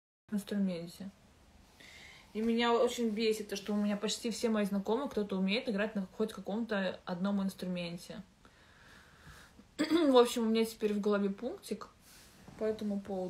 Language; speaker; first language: Russian; native; Russian